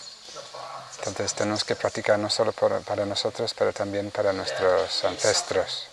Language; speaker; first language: Spanish; non-native, fluent; Vietnamese